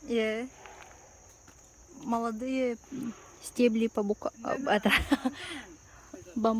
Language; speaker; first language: Russian; non-native, local second language; Tuvinian